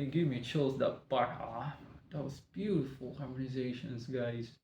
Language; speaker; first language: English; non-native, local second language; Filipino